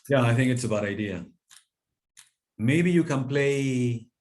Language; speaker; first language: English; non-native, fluent; Spanish